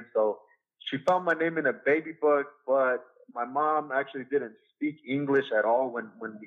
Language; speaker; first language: English; native; English